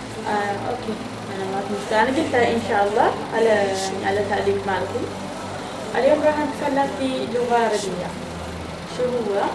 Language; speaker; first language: Arabic; non-native, learner; Oromo